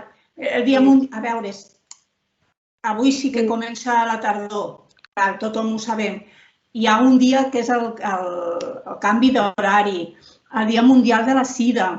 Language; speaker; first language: Catalan; non-native, local second language; Spanish